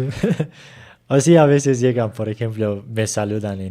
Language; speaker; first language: Spanish; non-native, learner; Turkish